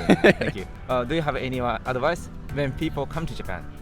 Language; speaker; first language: English; non-native, learner; Japanese